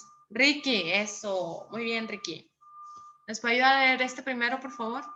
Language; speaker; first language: Spanish; native; Spanish